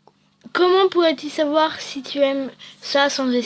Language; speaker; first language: French; native; French